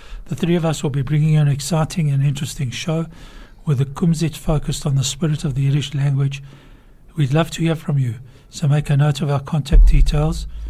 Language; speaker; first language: English; native; English